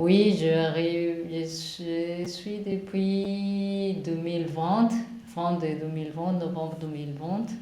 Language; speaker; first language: French; non-native, learner; Spanish